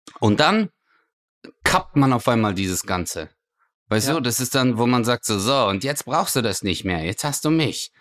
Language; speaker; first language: German; early bilingual, other home language; Turkish